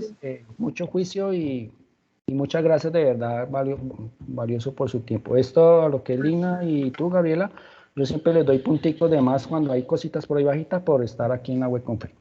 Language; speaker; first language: Spanish; native; Spanish